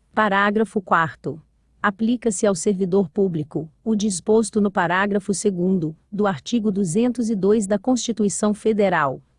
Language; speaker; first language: Portuguese; native; Portuguese